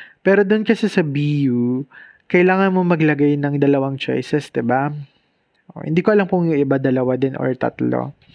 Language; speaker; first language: Filipino; non-native, local second language; Bikol